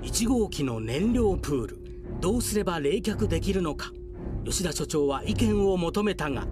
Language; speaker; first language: Japanese; native; Japanese